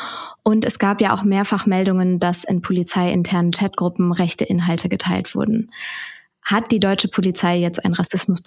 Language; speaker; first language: German; native; German